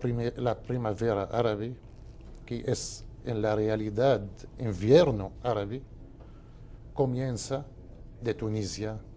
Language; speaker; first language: Portuguese; non-native, fluent; Spanish